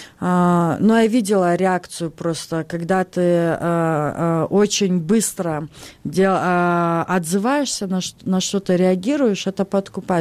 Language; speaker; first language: Russian; non-native, local second language; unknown